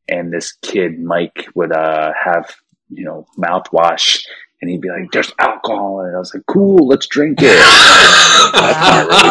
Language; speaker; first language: English; native; English